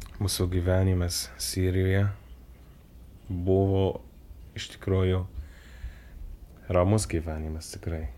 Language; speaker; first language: Lithuanian; non-native, learner; Arabic